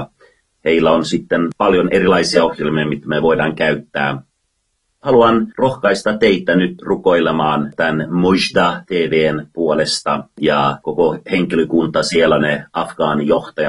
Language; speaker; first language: Finnish; non-native, fluent; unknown